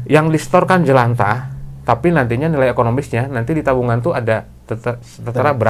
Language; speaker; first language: Indonesian; non-native, local second language; Sundanese